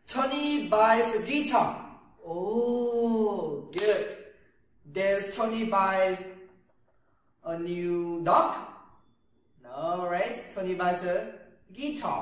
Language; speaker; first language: English; non-native, learner; Vietnamese